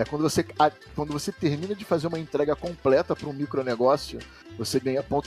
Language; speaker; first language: Portuguese; native; Portuguese